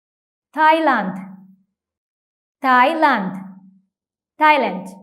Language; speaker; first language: English; non-native, local second language; Malayalam